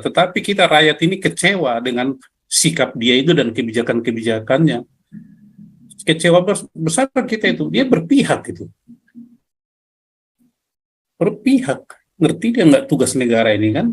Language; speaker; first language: Indonesian; native; Indonesian